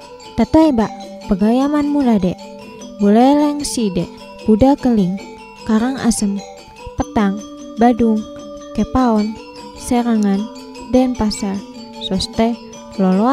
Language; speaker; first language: Japanese; non-native, fluent; Indonesian